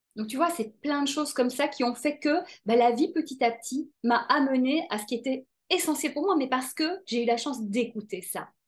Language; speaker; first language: French; native; French